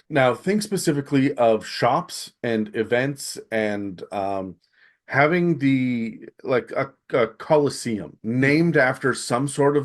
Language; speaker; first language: English; native; English